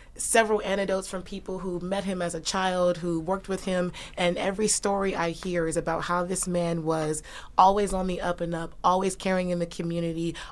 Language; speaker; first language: English; native; English